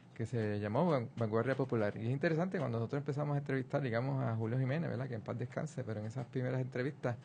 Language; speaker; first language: Spanish; native; Spanish